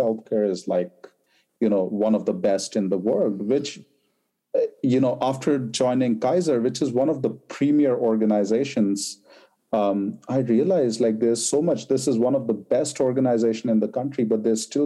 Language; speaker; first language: English; non-native, local second language; Hindi